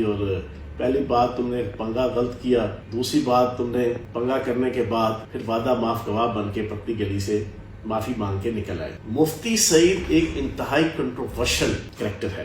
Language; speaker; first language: Urdu; native; Urdu